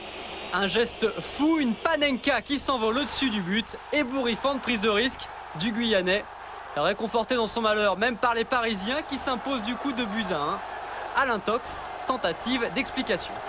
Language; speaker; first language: French; native; French